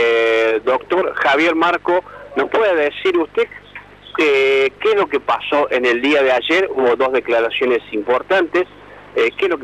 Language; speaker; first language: Spanish; native; Spanish